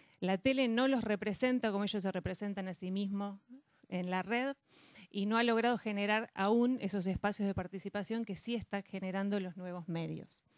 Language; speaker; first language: Spanish; native; Spanish